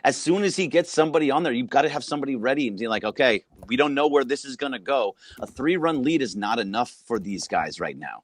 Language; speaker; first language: English; native; English